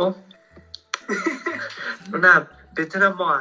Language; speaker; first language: Korean; non-native, learner; Vietnamese